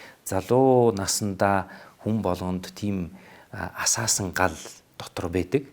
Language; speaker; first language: Mongolian; non-native, fluent; Italian